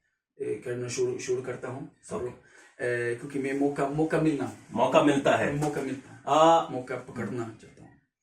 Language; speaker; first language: Hindi; non-native, learner; Swedish